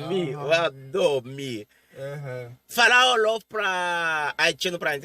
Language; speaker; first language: Portuguese; non-native, learner; Haitian Creole